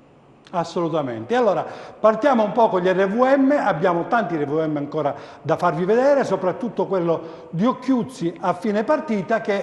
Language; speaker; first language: Italian; native; Italian